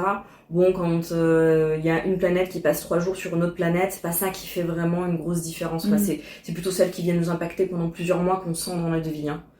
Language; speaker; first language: French; native; French